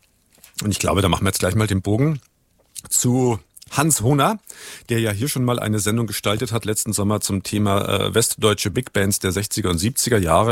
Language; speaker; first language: German; native; German